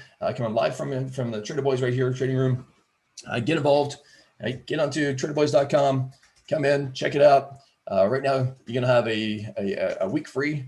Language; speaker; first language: English; native; English